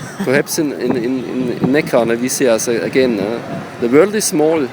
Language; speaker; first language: English; non-native, learner; German